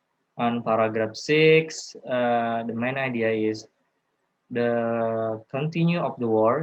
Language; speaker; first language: English; non-native, learner; Indonesian